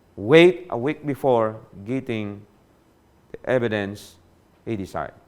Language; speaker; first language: English; non-native, local second language; Hiligaynon